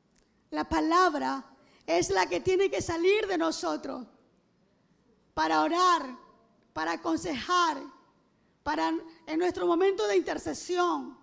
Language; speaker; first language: Spanish; native; Spanish